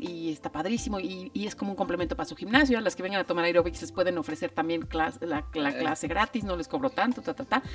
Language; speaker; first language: Spanish; native; Spanish